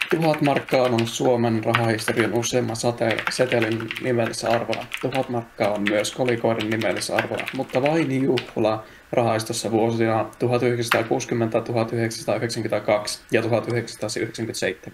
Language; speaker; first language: Finnish; native; Finnish